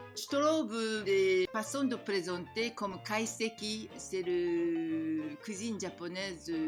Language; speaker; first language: French; non-native, fluent; Japanese